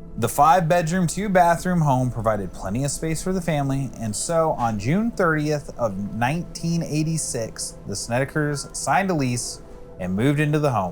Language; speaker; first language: English; native; English